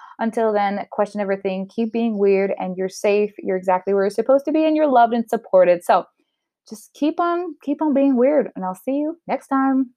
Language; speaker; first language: English; non-native, local second language; French